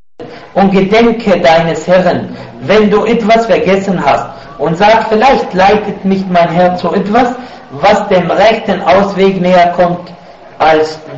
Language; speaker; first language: German; non-native, fluent; Arabic